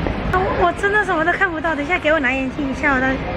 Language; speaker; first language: Chinese; non-native, fluent; Thai